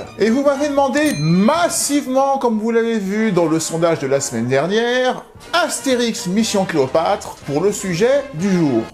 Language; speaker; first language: French; native; French